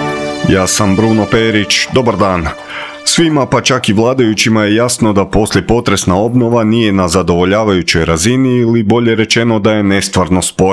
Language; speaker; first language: Croatian; native; Croatian